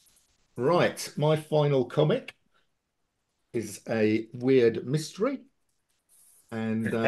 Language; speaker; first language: English; native; English